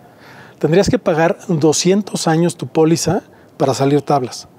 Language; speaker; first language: Spanish; native; Spanish